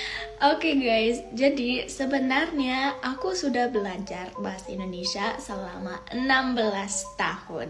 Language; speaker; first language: Indonesian; non-native, fluent; English